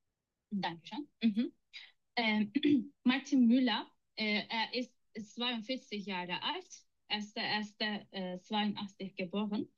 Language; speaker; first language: German; non-native, learner; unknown